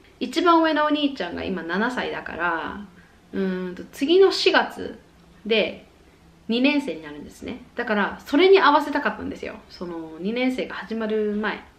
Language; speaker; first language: Japanese; native; Japanese